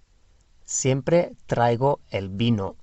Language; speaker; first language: Spanish; non-native, fluent; English